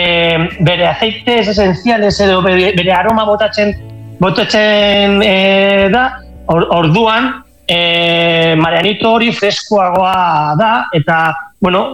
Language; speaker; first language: Basque; non-native, local second language; Spanish